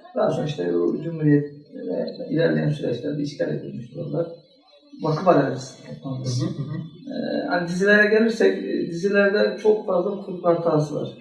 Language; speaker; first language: Turkish; native; Turkish